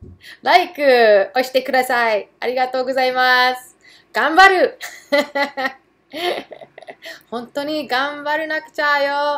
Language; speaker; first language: Japanese; early bilingual, heritage; English